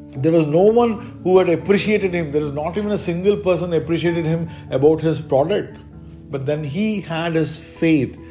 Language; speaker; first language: English; non-native, local second language; Malayalam